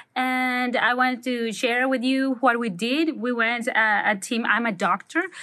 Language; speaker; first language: English; non-native, fluent; Spanish